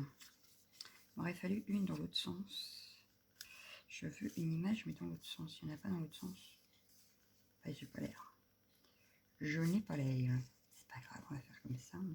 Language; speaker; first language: French; native; French